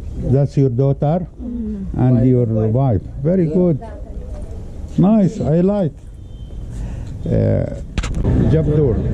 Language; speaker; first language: English; non-native, learner; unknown